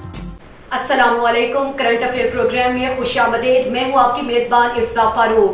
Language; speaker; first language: Urdu; native; Urdu